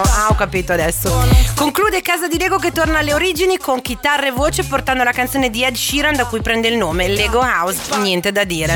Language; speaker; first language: Italian; native; Italian